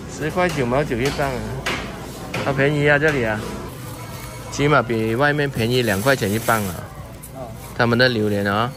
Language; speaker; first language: Chinese; non-native, local second language; Cantonese